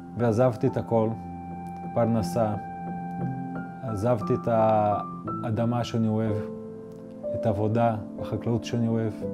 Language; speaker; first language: Hebrew; non-native, fluent; Portuguese